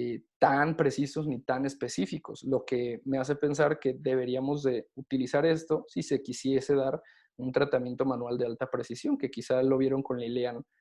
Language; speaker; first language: Spanish; native; Spanish